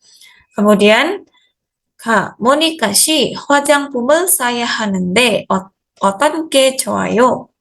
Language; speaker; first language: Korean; non-native, fluent; Indonesian